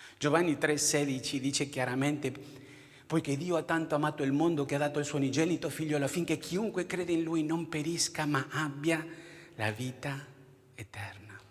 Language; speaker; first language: Italian; non-native, fluent; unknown